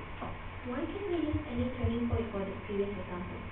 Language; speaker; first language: English; non-native, learner; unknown